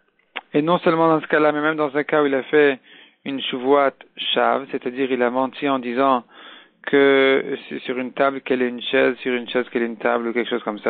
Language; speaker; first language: French; native; French